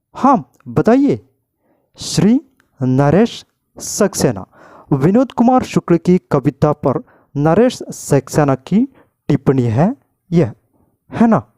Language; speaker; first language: Hindi; non-native, local second language; Malayalam